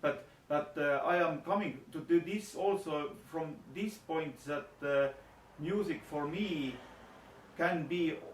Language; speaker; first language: English; non-native, learner; Estonian